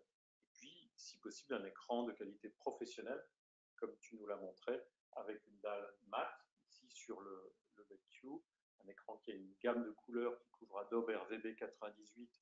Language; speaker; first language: French; native; French